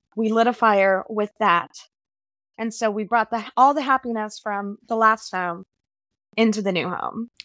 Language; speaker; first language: English; native; English